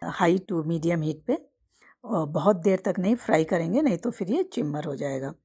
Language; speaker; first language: Hindi; native; Hindi